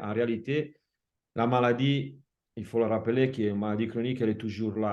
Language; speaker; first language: French; non-native, fluent; Italian